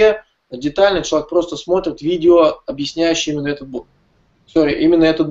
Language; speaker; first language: Russian; native; Russian